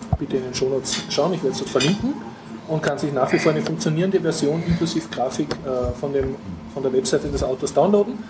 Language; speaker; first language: German; native; German